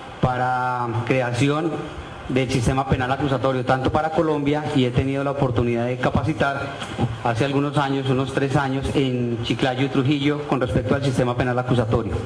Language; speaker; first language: Spanish; native; Spanish